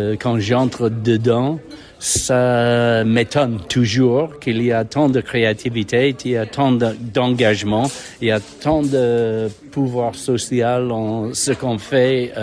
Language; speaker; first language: French; non-native, fluent; English